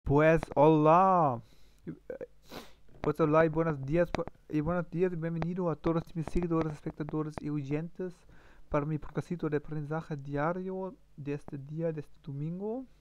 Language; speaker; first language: Spanish; non-native, learner; German